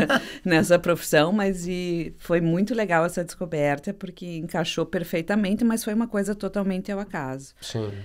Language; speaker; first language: Portuguese; native; Portuguese